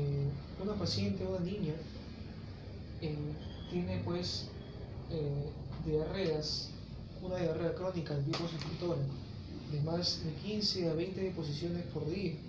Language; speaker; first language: Spanish; native; Spanish